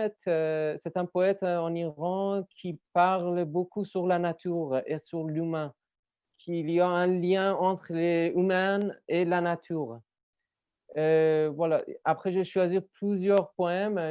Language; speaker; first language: French; non-native, learner; Persian